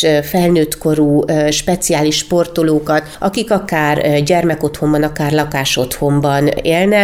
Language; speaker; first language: Hungarian; native; Hungarian